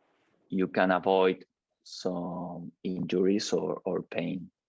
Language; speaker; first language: English; non-native, learner; Spanish